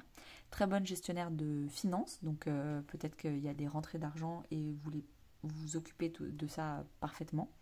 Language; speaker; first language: French; native; French